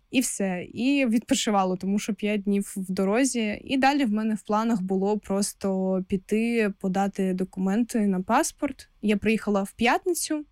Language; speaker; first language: Ukrainian; non-native, local second language; Russian